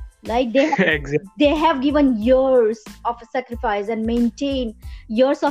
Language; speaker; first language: English; non-native, local second language; Gujarati